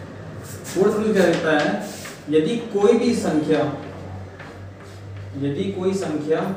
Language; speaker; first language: Hindi; native; Hindi